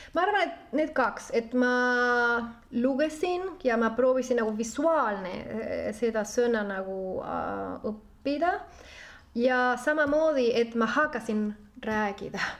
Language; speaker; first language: Estonian; non-native, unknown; Spanish